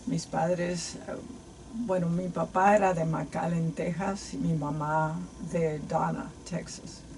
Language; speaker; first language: Spanish; native; Spanish